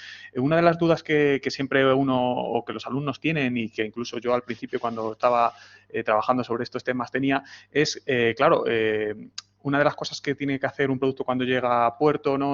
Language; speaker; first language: Spanish; native; Spanish